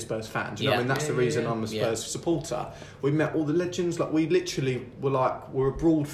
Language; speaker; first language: English; native; English